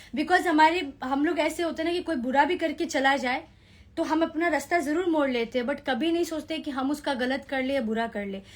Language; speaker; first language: Hindi; native; Hindi